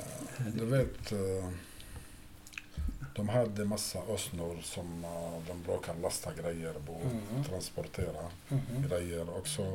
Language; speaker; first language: Swedish; non-native, fluent; Arabic